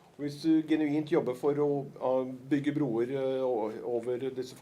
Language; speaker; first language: Norwegian; native; Norwegian